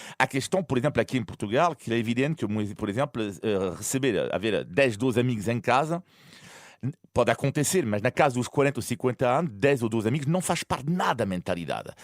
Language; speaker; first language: Portuguese; non-native, fluent; French